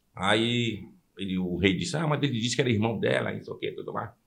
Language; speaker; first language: Portuguese; native; Portuguese